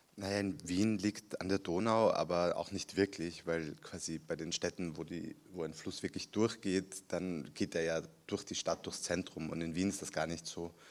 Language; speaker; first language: German; early bilingual, other home language; Spanish